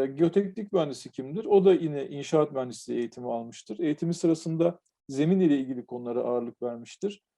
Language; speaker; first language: Turkish; native; Turkish